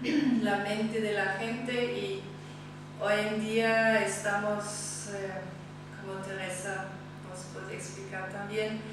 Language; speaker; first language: Spanish; non-native, fluent; German